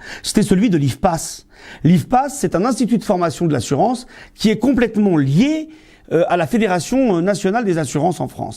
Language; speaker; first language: French; native; French